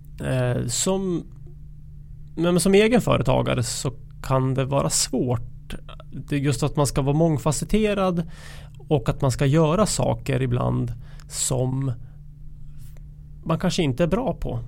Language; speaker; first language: Swedish; native; Swedish